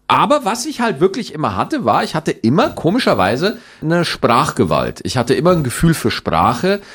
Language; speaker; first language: German; native; German